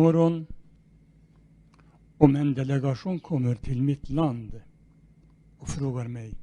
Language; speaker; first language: Swedish; non-native, fluent; Kurdish